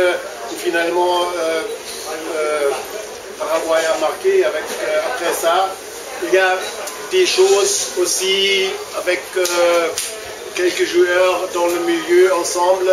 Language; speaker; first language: French; non-native, fluent; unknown